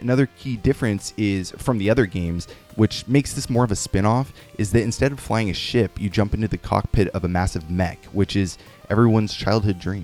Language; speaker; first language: English; native; English